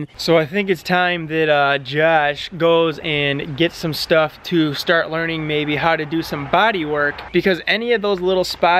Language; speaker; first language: English; native; English